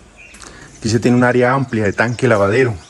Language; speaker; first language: Spanish; native; Spanish